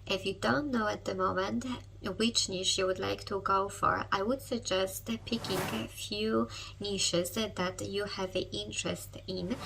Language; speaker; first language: English; non-native, fluent; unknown